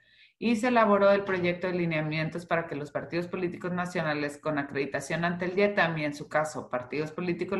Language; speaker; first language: Spanish; native; Spanish